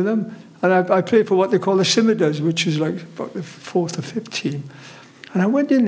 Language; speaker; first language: English; native; English